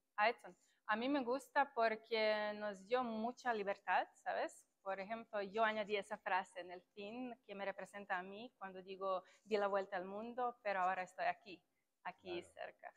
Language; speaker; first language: Spanish; non-native, fluent; Serbian